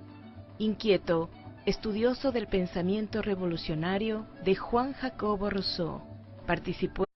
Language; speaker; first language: Spanish; native; Spanish